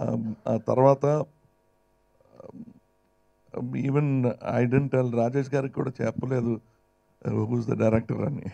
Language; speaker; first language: Telugu; non-native, fluent; Tamil